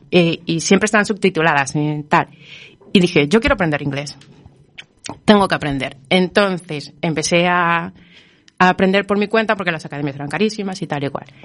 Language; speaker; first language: Spanish; native; Spanish